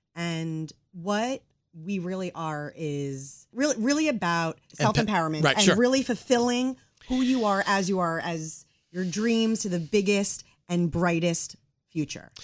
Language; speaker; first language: English; native; English